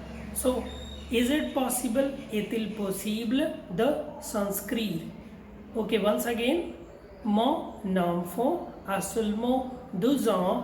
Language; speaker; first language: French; non-native, fluent; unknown